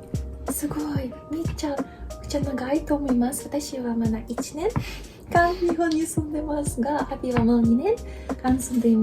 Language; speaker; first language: Japanese; non-native, learner; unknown